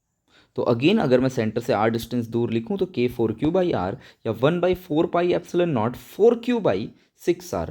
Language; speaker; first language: Hindi; native; Hindi